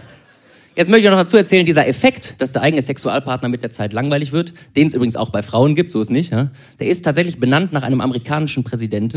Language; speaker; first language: German; native; German